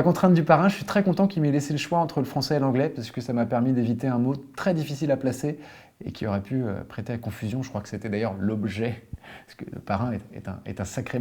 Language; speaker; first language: French; native; French